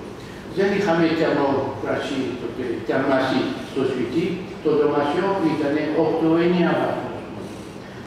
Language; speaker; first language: Greek; non-native, learner; French